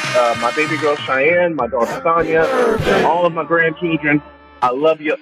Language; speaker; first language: English; native; English